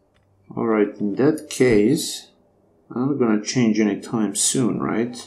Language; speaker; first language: English; non-native, fluent; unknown